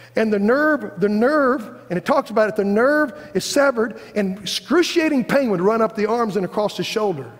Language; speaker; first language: English; native; English